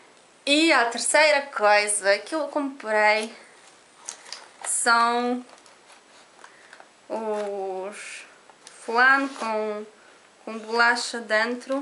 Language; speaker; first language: Portuguese; non-native, learner; Polish